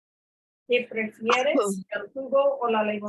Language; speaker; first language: Spanish; non-native, fluent; English